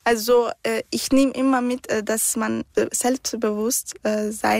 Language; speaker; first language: German; early bilingual, other home language; Arabic